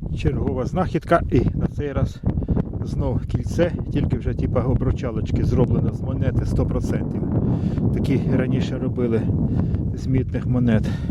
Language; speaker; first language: Ukrainian; non-native, local second language; Russian